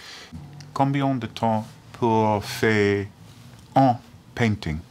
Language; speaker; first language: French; non-native, learner; English